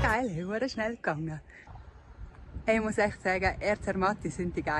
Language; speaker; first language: German; native; German